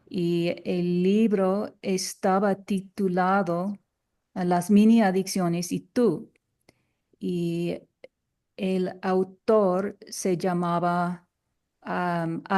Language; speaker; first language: Spanish; non-native, fluent; English